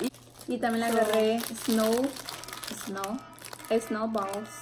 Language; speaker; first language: Spanish; early bilingual, heritage; Spanish